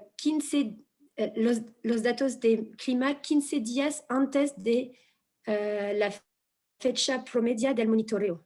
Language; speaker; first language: Spanish; non-native, fluent; French